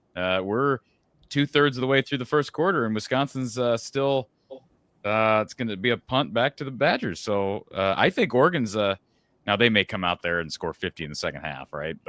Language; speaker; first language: English; native; English